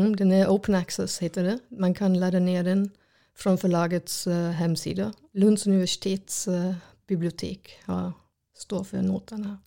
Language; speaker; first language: Swedish; non-native, fluent; German